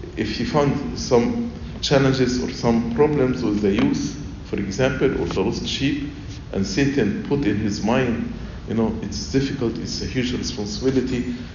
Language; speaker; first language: English; non-native, fluent; Arabic